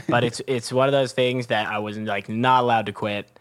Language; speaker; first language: English; native; English